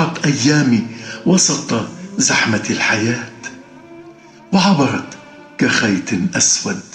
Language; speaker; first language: Arabic; native; Arabic